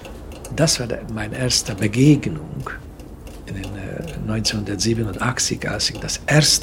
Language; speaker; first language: German; non-native, fluent; Hungarian